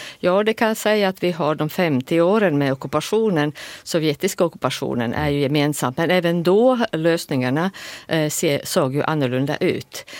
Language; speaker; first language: Swedish; non-native, fluent; Latvian